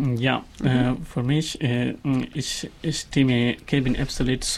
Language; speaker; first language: German; non-native, learner; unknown